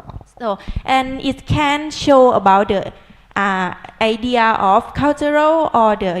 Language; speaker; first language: English; non-native, learner; Thai